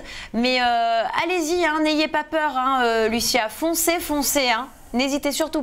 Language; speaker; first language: French; native; French